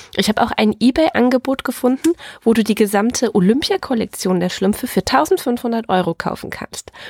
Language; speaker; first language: German; native; German